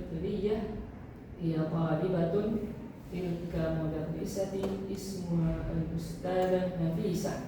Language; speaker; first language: Arabic; non-native, learner; Indonesian